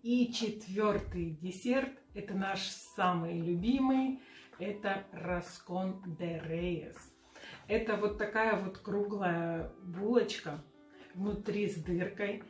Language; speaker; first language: Russian; native; Russian